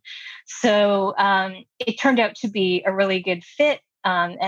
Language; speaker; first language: English; native; English